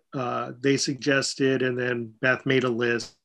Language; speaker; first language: English; native; English